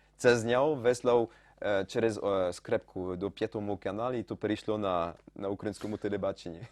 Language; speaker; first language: Ukrainian; early bilingual, heritage; Ukrainian